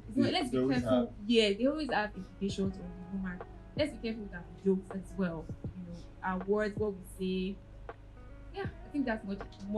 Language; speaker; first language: English; non-native, local second language; Yoruba